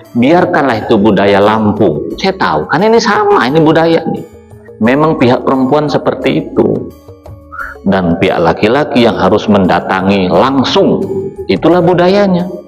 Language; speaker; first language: Indonesian; native; Indonesian